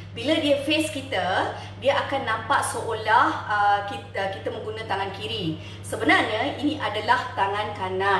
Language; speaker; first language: Malay; non-native, local second language; Tamil